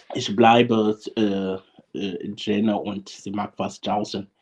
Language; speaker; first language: German; non-native, fluent; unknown